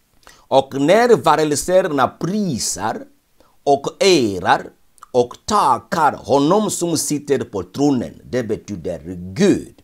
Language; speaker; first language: Swedish; non-native, fluent; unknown